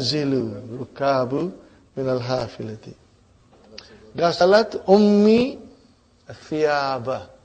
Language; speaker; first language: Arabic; non-native, fluent; Urdu